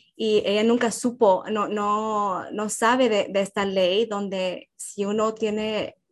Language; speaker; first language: Spanish; early bilingual, heritage; Spanish